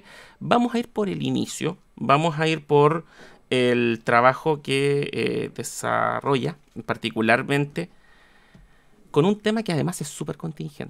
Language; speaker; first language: Spanish; native; Spanish